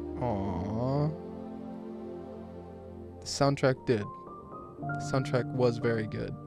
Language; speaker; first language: English; native; English